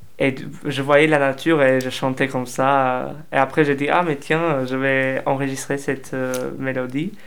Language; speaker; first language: French; non-native, fluent; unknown